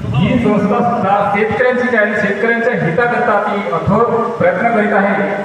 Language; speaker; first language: Marathi; native; Marathi